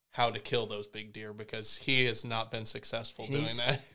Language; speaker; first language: English; native; English